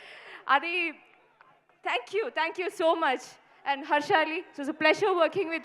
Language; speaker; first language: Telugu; non-native, fluent; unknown